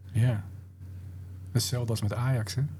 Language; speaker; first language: Dutch; native; Dutch